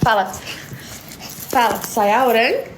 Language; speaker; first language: Indonesian; non-native, learner; Portuguese